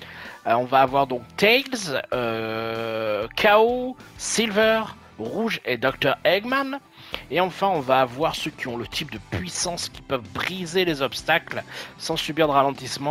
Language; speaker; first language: French; native; French